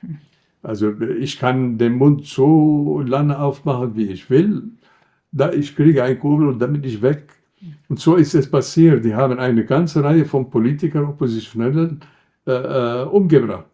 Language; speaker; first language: German; non-native, fluent; Arabic